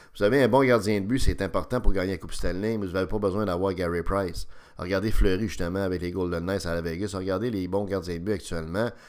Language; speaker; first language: French; native; French